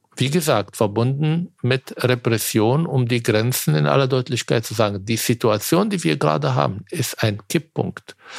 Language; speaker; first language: German; non-native, fluent; Arabic